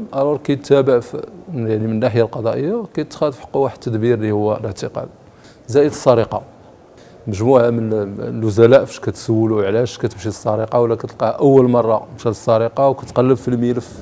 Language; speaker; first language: Arabic; native; Arabic